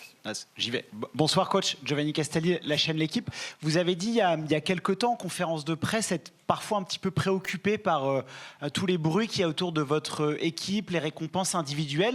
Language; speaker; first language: French; native; French